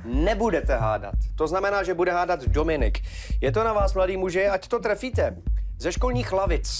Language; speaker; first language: Czech; native; Czech